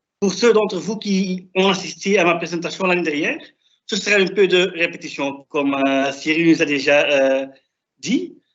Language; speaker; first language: French; non-native, fluent; German